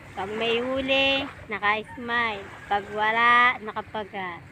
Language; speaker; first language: Filipino; native; Filipino